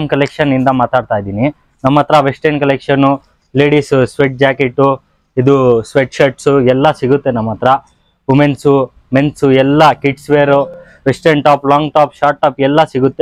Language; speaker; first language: Kannada; non-native, local second language; Urdu